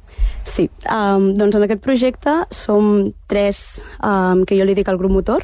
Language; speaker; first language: Catalan; early bilingual, heritage; Catalan